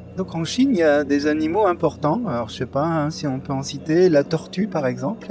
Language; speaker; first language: French; native; French